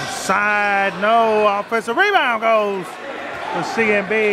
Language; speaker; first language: English; native; English